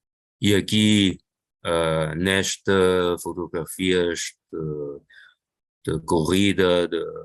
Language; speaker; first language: Portuguese; non-native, local second language; Chinese